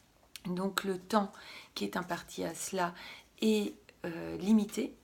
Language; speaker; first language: French; native; French